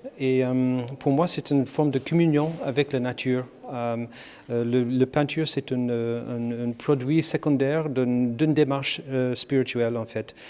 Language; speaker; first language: French; non-native, fluent; English